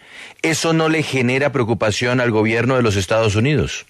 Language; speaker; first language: Spanish; native; Spanish